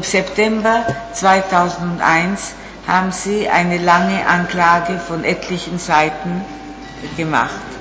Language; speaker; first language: German; non-native, fluent; Italian